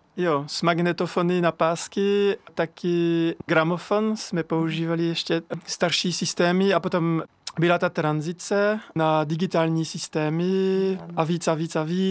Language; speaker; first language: Czech; non-native, fluent; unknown